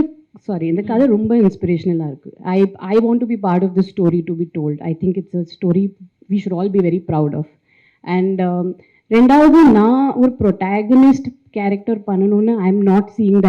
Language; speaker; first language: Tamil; non-native, fluent; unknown